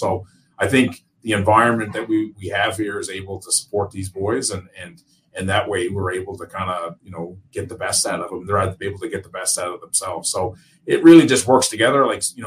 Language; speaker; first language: English; native; English